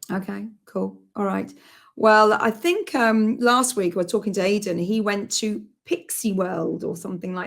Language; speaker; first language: English; native; English